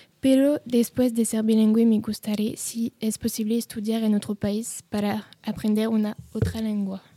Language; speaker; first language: Spanish; non-native, learner; French